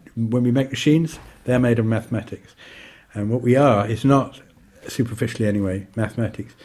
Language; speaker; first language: English; native; English